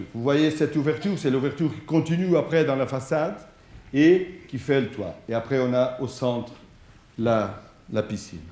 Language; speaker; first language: French; non-native, fluent; Portuguese